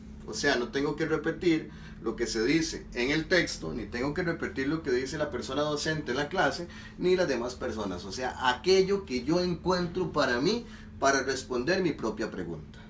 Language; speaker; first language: Spanish; native; Spanish